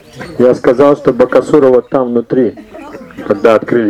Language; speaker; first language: Russian; native; Russian